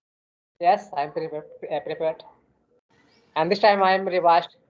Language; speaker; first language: English; non-native, learner; Hindi